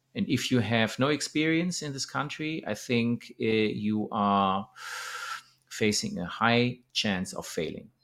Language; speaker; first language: English; non-native, fluent; German